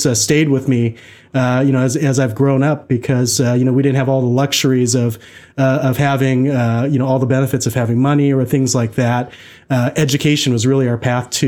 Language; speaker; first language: English; native; English